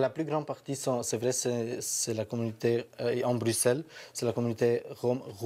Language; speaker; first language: French; non-native, fluent; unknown